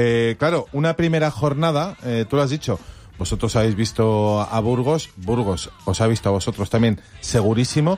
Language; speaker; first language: Spanish; native; Spanish